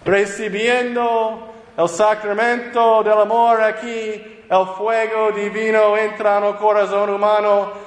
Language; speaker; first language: Spanish; non-native, fluent; English